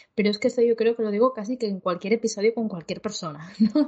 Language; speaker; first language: Spanish; native; Spanish